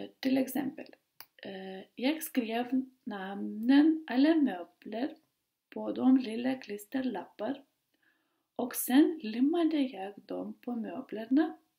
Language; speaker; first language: Swedish; non-native, learner; Lithuanian